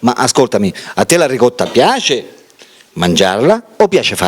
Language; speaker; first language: Italian; native; Italian